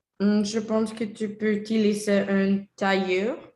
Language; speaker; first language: French; non-native, learner; Spanish